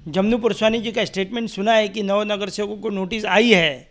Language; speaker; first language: Hindi; non-native, local second language; Marathi